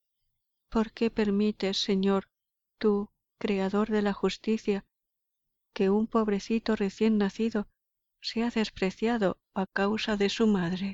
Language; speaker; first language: Spanish; native; Spanish